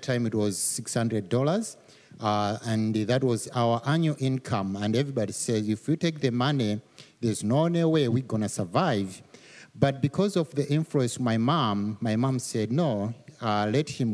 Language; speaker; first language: English; non-native, local second language; Nyanja